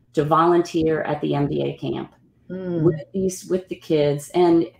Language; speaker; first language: English; native; English